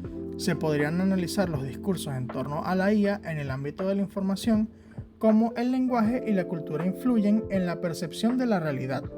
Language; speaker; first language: Spanish; native; Spanish